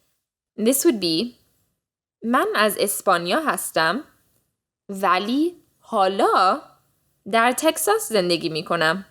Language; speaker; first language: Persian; early bilingual, heritage; Persian